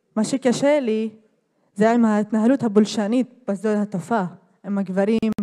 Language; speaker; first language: Hebrew; non-native, local second language; Arabic